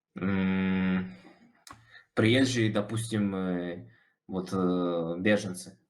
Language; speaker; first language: Russian; native; Russian